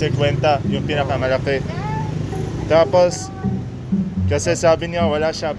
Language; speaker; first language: Filipino; non-native, learner; Arabic